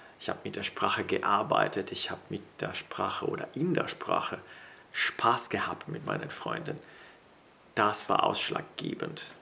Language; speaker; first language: German; non-native, fluent; Italian